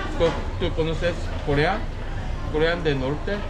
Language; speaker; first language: Spanish; non-native, learner; Korean